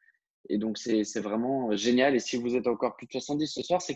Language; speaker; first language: French; native; French